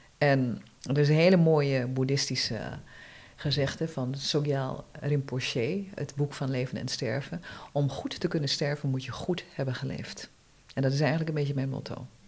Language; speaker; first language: Dutch; early bilingual, other home language; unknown